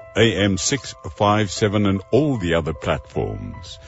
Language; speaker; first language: English; non-native, local second language; Afrikaans